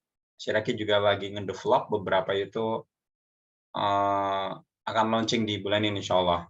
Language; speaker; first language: Indonesian; native; Indonesian